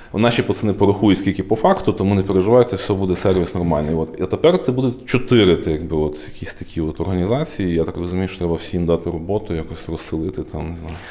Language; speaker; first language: Ukrainian; native; Ukrainian